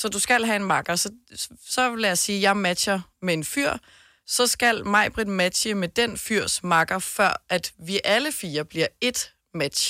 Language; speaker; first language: Danish; native; Danish